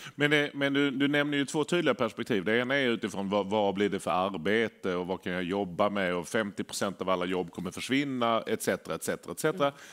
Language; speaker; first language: Swedish; native; Swedish